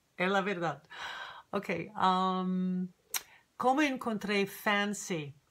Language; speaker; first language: Spanish; non-native, learner; English